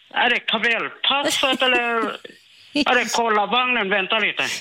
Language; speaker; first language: Swedish; non-native, learner; Burmese